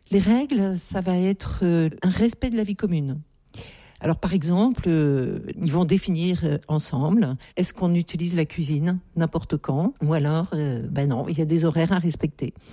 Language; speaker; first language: French; native; French